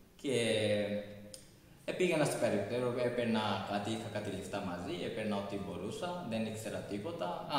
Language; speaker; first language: Greek; non-native, fluent; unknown